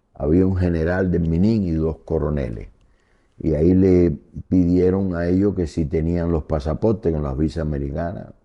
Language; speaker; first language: Spanish; native; Spanish